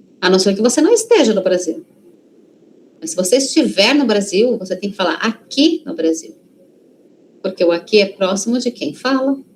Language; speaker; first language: Portuguese; native; Portuguese